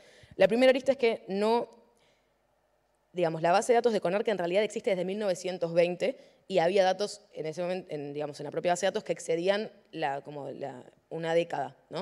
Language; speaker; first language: Spanish; native; Spanish